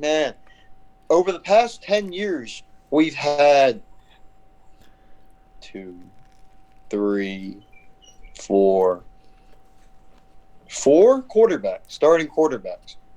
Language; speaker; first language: English; native; English